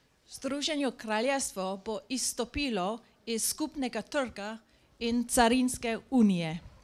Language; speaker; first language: Slovenian; non-native, learner; English